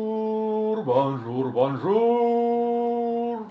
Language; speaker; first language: French; non-native, learner; Russian